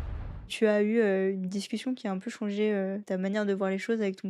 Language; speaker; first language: French; native; French